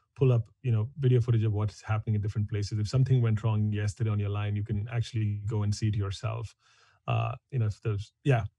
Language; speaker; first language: English; non-native, local second language; Hindi